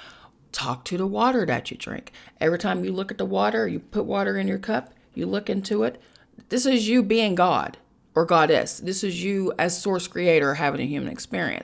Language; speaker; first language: English; native; English